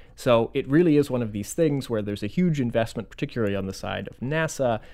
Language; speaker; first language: English; native; English